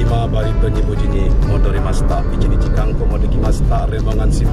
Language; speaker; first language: Japanese; non-native, fluent; Indonesian